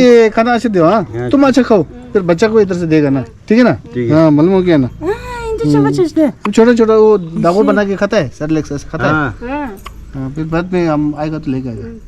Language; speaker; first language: Hindi; non-native, local second language; Tibetan